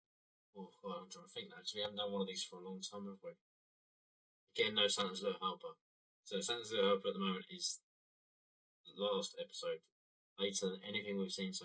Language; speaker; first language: English; native; English